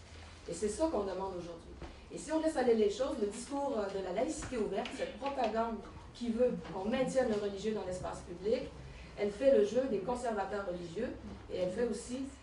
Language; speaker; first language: French; native; French